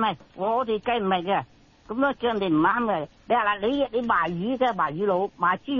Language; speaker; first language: Cantonese; native; Cantonese